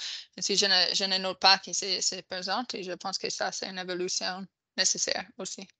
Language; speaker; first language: French; non-native, fluent; English